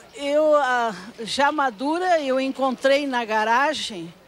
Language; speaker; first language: Portuguese; native; Portuguese